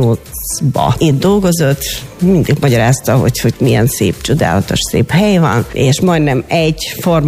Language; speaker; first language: Hungarian; non-native, fluent; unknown